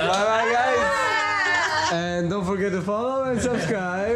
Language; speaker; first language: English; non-native, fluent; Turkish